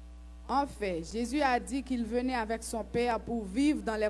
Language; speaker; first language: French; non-native, local second language; Haitian Creole